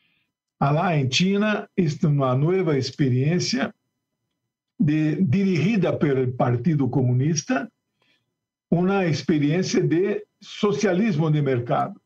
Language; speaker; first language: Spanish; non-native, learner; Portuguese